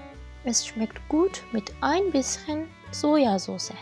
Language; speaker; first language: German; non-native, fluent; Japanese